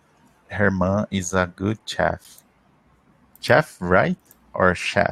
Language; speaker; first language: English; non-native, learner; Portuguese